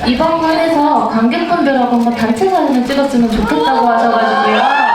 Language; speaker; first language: Korean; native; Korean